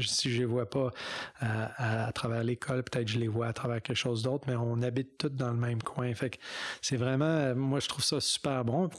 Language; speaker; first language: French; non-native, local second language; English